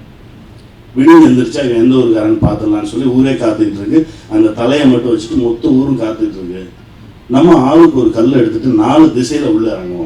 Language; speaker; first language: Tamil; native; Tamil